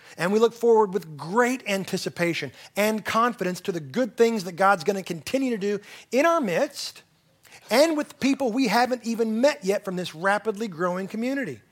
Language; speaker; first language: English; native; English